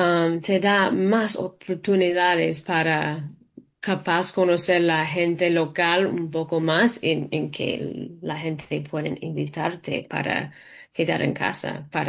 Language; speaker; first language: Spanish; non-native, fluent; English